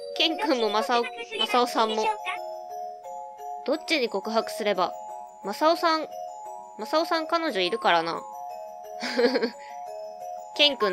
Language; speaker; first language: Japanese; native; Japanese